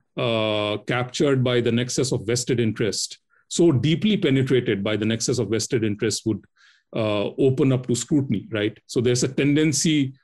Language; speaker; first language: English; non-native, local second language; Hindi